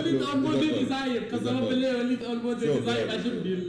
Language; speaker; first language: Arabic; native; Arabic